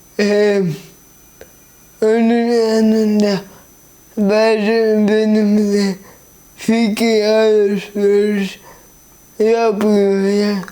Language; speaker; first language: Turkish; early bilingual, heritage; Turkish